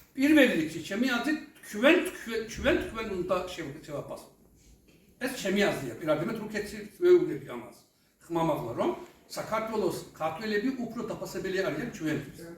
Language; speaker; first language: Georgian; non-native, fluent; Turkish